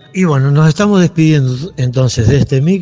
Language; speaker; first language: Spanish; native; Spanish